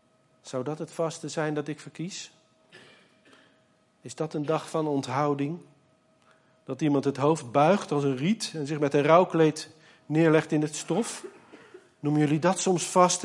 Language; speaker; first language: Dutch; native; Dutch